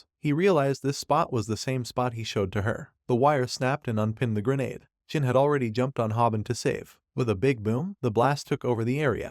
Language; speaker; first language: English; non-native, local second language; Hindi